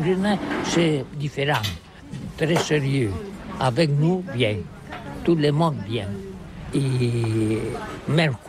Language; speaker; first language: French; non-native, learner; Catalan